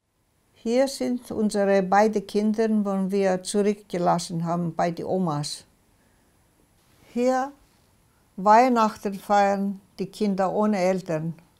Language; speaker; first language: German; non-native, local second language; Greek